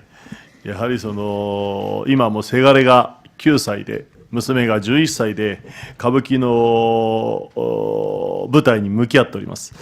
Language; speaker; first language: Japanese; native; Japanese